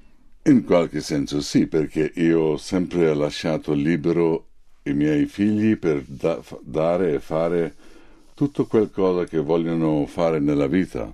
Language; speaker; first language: Italian; non-native, fluent; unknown